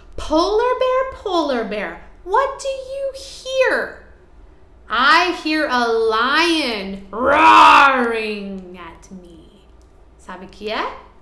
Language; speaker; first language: English; native; English